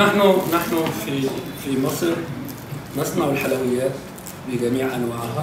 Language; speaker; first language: Arabic; native; Arabic